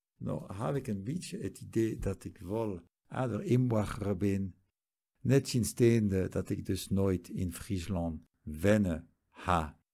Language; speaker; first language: Western Frisian; non-native, fluent; German